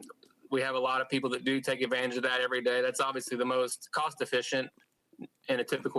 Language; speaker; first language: English; native; English